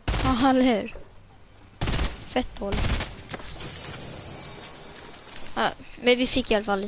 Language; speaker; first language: Swedish; native; Swedish